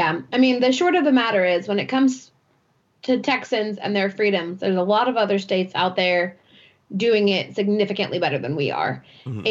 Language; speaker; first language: English; native; English